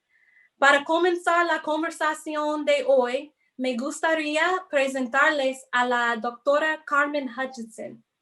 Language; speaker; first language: Spanish; non-native, fluent; English